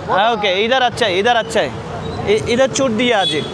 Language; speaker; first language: Hindi; non-native, learner; Bangla